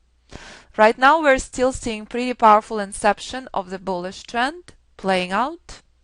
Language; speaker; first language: English; non-native, fluent; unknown